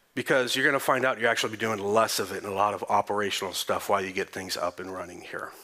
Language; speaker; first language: English; native; English